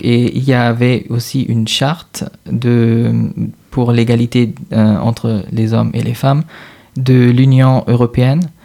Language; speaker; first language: French; non-native, fluent; German